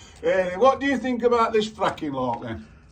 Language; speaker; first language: English; native; English